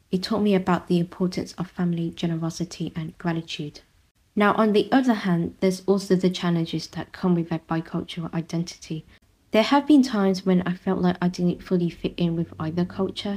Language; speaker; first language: English; non-native, local second language; Vietnamese